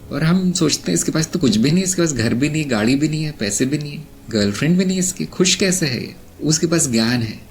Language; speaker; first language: Hindi; non-native, local second language; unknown